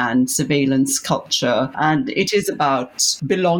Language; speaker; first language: English; non-native, local second language; Urdu